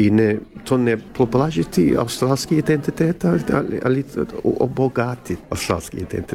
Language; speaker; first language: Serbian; early bilingual, heritage; Serbian